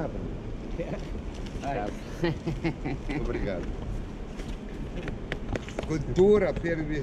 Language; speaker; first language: Portuguese; non-native, learner; Ukrainian